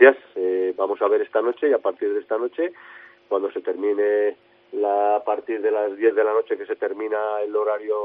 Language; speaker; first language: Spanish; native; Spanish